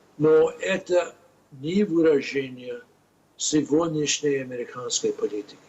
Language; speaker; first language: Russian; non-native, fluent; English